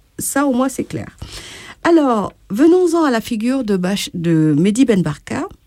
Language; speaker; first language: French; native; French